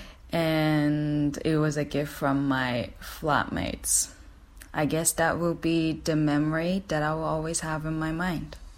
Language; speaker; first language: English; non-native, fluent; Persian